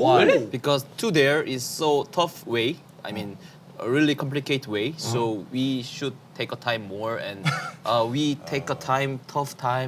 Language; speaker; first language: English; non-native, learner; Korean